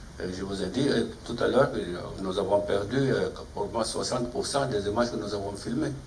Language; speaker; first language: French; non-native, fluent; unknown